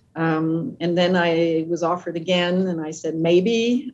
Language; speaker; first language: English; non-native, fluent; French